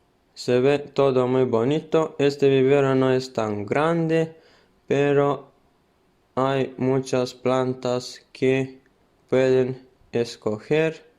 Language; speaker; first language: Spanish; non-native, fluent; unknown